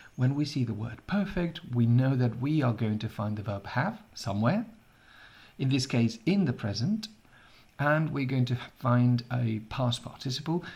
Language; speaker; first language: English; non-native, fluent; Catalan